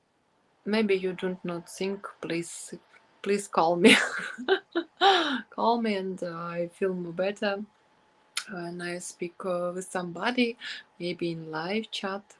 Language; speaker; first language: English; non-native, learner; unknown